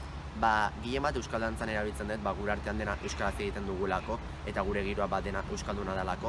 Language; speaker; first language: Basque; native; Basque